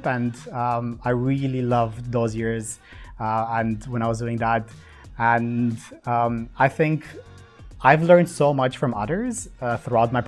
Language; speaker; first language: English; non-native, fluent; Romanian